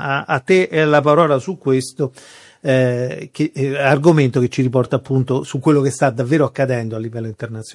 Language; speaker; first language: Italian; native; Italian